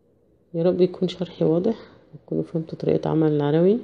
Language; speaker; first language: Arabic; native; Arabic